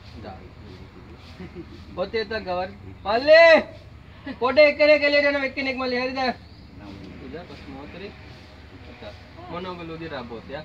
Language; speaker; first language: Russian; non-native, learner; Sinhala